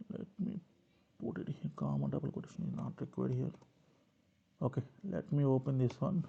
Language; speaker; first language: English; non-native, local second language; Telugu